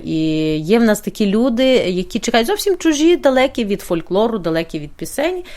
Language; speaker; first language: Ukrainian; native; Ukrainian